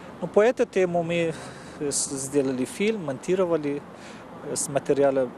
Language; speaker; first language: Russian; non-native, fluent; Persian